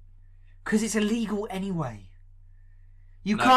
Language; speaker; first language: English; native; English